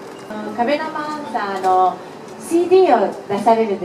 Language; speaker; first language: Japanese; native; Japanese